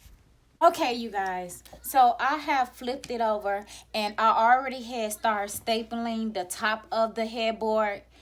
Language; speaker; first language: English; native; English